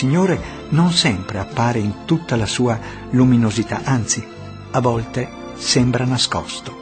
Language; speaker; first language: Italian; native; Italian